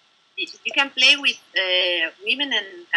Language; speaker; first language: English; non-native, learner; Spanish